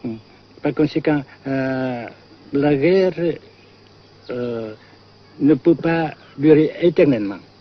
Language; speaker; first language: French; non-native, fluent; Vietnamese